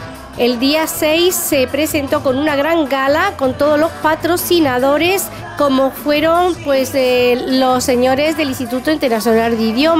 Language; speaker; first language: Spanish; native; Spanish